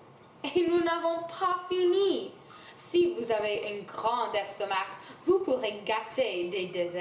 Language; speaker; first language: French; non-native, learner; English